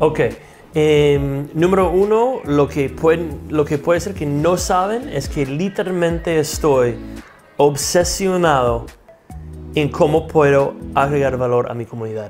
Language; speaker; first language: Spanish; non-native, fluent; English